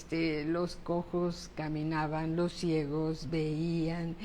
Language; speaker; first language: Spanish; native; Spanish